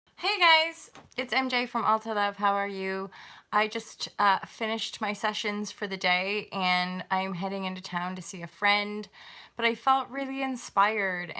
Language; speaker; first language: English; native; English